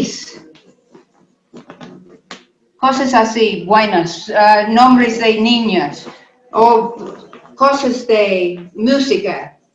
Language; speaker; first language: Spanish; non-native, learner; English